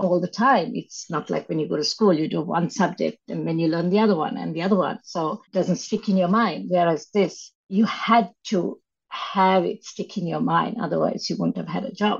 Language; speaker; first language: English; non-native, local second language; Sinhala